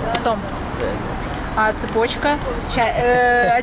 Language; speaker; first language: Russian; native; Russian